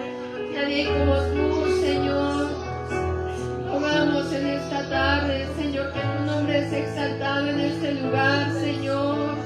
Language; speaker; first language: Spanish; native; Spanish